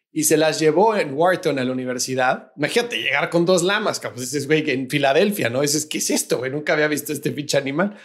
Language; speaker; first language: Spanish; native; Spanish